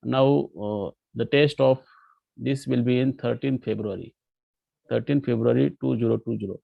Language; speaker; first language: English; non-native, local second language; Marathi